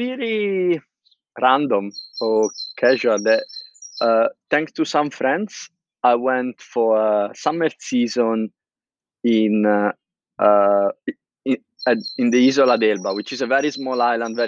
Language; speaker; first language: English; non-native, fluent; Italian